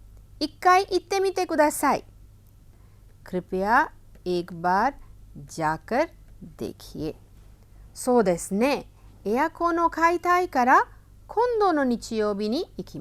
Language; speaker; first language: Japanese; non-native, fluent; Hindi